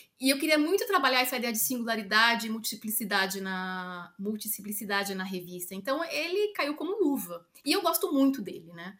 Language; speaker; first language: Portuguese; native; Portuguese